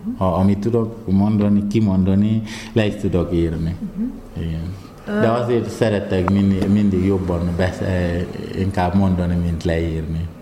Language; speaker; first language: Hungarian; non-native, fluent; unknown